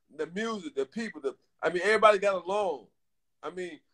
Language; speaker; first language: English; native; English